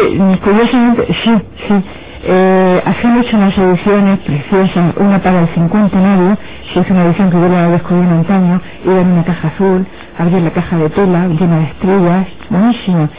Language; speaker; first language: Spanish; native; Spanish